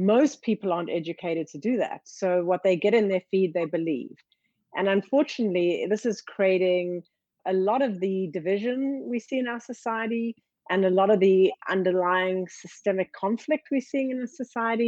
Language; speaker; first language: English; native; English